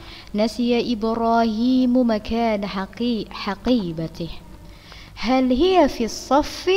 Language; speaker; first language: Arabic; non-native, fluent; Indonesian